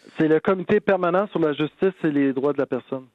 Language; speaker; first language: French; native; French